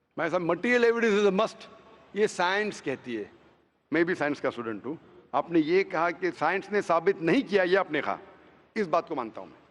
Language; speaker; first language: Hindi; non-native, local second language; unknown